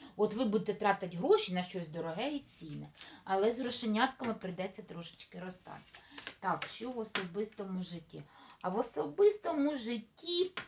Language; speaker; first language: Ukrainian; non-native, local second language; Russian